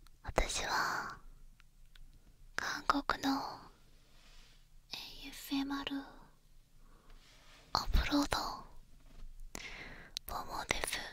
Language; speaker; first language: Japanese; non-native, learner; Korean